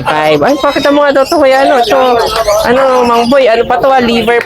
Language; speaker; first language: Filipino; native; Filipino